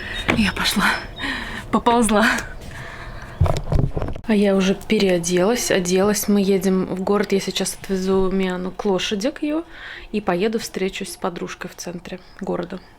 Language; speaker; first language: Russian; native; Russian